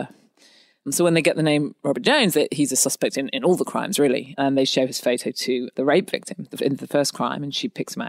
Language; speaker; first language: English; native; English